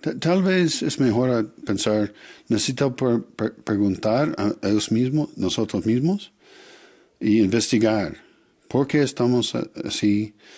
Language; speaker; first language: Spanish; non-native, learner; English